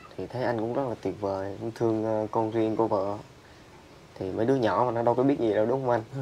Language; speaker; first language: Vietnamese; native; Vietnamese